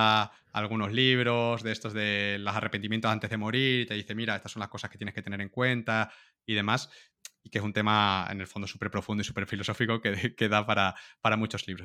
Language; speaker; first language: Spanish; native; Spanish